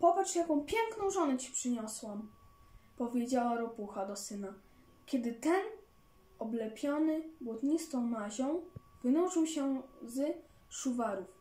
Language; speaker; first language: Polish; native; Polish